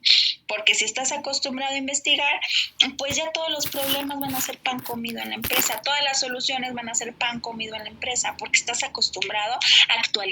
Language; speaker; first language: Spanish; native; Spanish